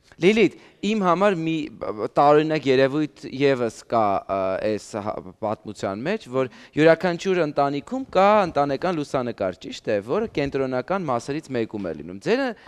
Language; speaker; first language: Armenian; native; Armenian